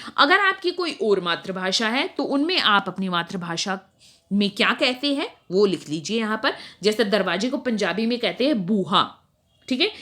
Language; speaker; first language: Hindi; native; Hindi